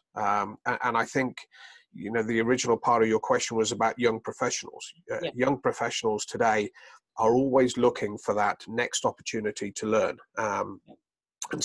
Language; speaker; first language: English; native; English